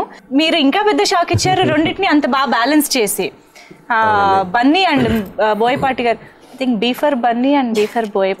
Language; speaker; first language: Telugu; native; Telugu